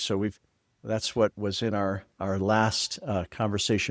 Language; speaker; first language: English; native; English